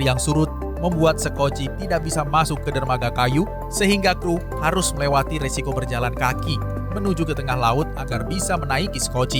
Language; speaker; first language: Indonesian; native; Indonesian